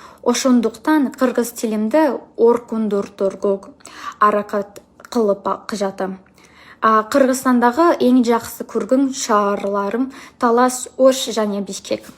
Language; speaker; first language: Kyrgyz; non-native, learner; English